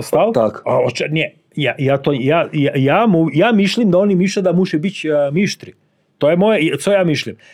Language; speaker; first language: Polish; non-native, fluent; Serbian